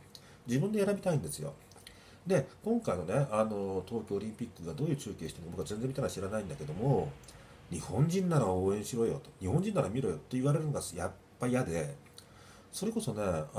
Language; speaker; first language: Japanese; native; Japanese